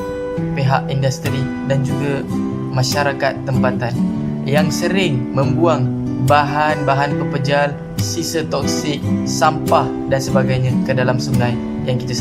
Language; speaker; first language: Malay; native; Malay